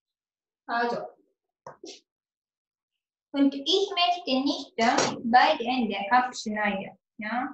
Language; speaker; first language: German; non-native, learner; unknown